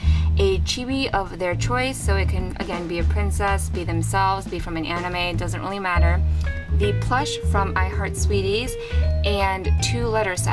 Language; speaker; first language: English; native; English